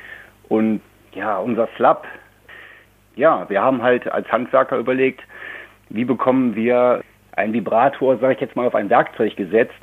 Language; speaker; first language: German; native; German